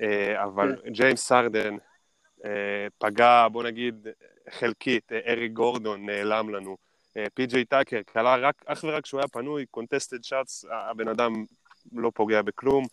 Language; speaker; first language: Hebrew; native; Hebrew